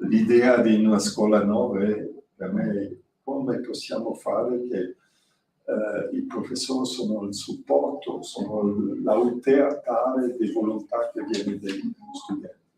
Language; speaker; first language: Italian; non-native, learner; French